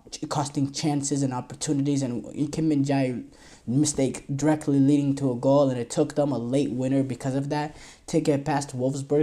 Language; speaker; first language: English; native; English